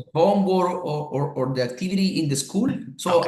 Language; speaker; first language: English; non-native, learner; Spanish